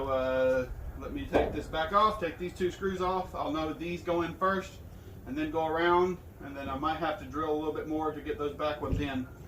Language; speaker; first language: English; native; English